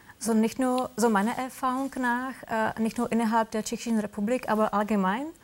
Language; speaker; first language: German; non-native, fluent; Czech